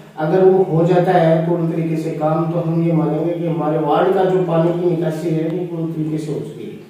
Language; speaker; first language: Hindi; native; Hindi